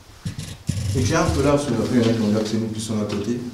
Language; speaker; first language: French; native; French